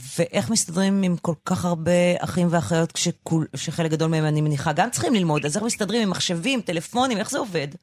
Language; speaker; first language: Hebrew; native; Hebrew